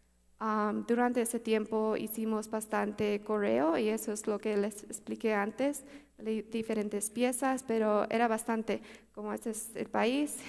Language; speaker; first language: Spanish; early bilingual, heritage; Spanish